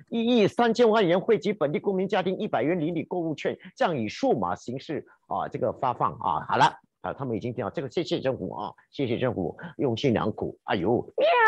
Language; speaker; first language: Chinese; native; Chinese